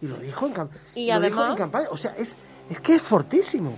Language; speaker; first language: Spanish; native; Spanish